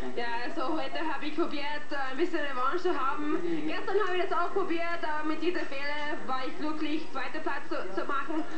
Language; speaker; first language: German; non-native, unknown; English